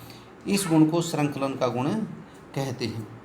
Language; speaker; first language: Hindi; native; Hindi